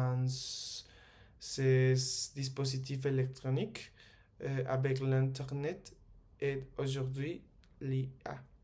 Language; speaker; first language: French; non-native, learner; Spanish